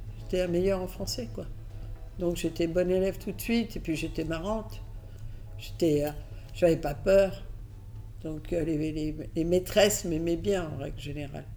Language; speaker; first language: French; early bilingual, other home language; Catalan